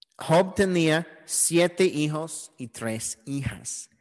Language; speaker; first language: Spanish; non-native, learner; English